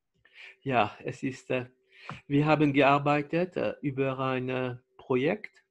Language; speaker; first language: German; non-native, fluent; French